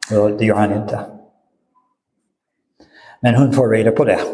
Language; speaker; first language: Swedish; non-native, fluent; English